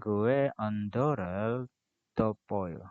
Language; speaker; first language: Korean; non-native, fluent; Indonesian